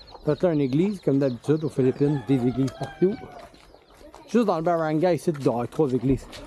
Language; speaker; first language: French; native; French